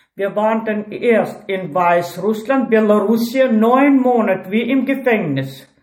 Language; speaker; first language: German; early bilingual, heritage; Ukrainian